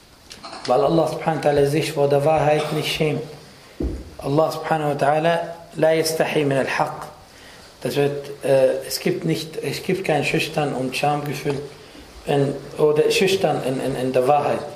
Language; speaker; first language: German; non-native, fluent; Arabic